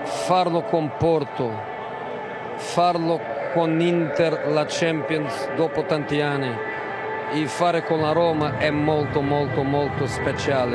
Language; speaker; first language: Italian; non-native, fluent; Portuguese